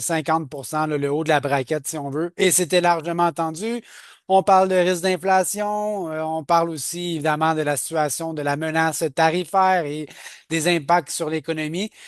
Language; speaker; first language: French; native; French